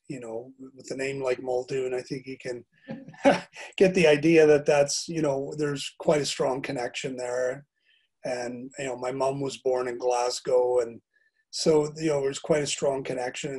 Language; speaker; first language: English; native; English